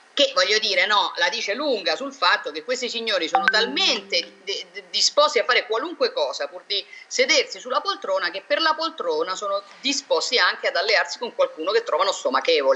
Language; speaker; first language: Italian; native; Italian